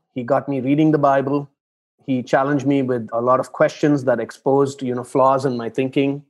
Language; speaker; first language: English; non-native, local second language; Tamil